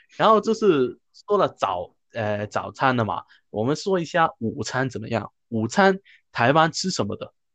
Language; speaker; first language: Chinese; non-native, local second language; Cantonese